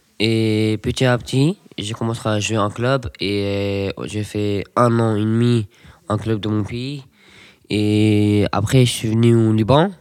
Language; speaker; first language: French; non-native, learner; Arabic